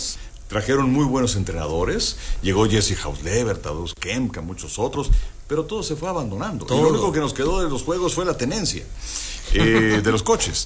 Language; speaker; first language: Spanish; native; Spanish